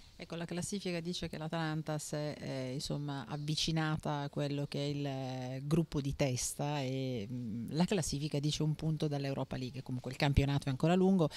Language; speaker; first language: Italian; native; Italian